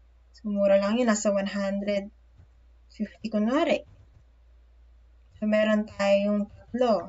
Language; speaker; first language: Filipino; native; Filipino